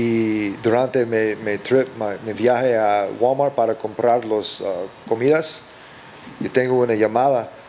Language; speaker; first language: Spanish; early bilingual, heritage; English